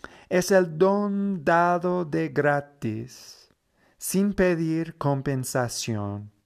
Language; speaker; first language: Spanish; non-native, fluent; English